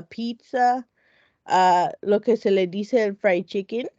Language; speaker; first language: Spanish; non-native, local second language; English